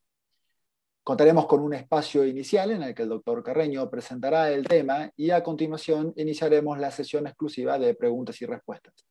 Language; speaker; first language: Spanish; native; Spanish